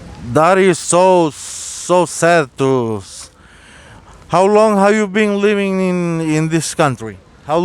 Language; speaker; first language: English; non-native, learner; Spanish